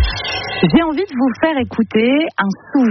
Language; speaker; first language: French; native; French